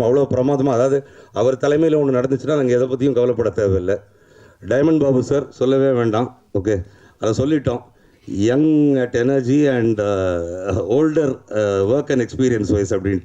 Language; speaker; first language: Tamil; native; Tamil